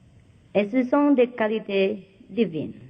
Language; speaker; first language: French; non-native, fluent; Vietnamese